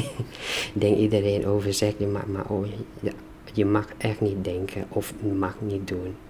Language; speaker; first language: Dutch; non-native, learner; Thai